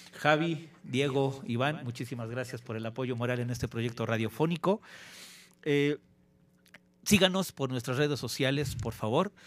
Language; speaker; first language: Spanish; native; Spanish